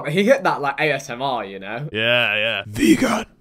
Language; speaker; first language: English; native; English